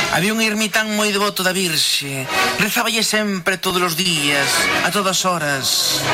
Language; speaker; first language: Galician; native; Galician